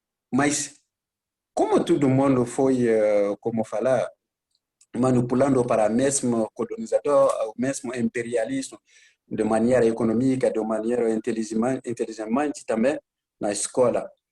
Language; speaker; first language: Portuguese; non-native, learner; Bambara